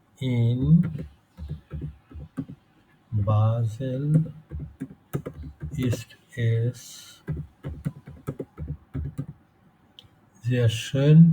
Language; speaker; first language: German; non-native, fluent; Bangla